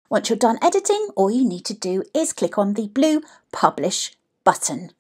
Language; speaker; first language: English; native; English